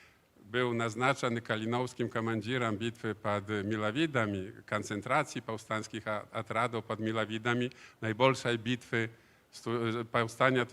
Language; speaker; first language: Polish; non-native, learner; Belarusian